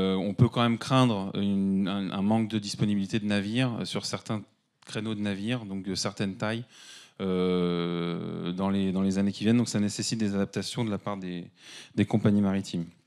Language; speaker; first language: French; native; French